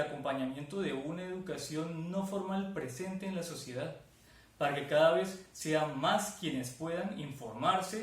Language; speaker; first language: Spanish; native; Spanish